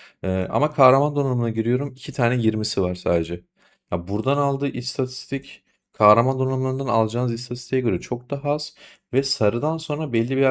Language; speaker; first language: Turkish; native; Turkish